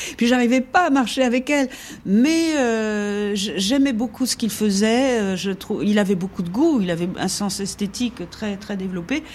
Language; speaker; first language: French; native; French